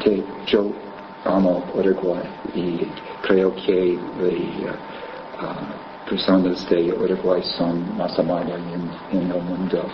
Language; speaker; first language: Spanish; non-native, learner; English